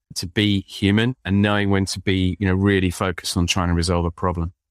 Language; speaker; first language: English; native; English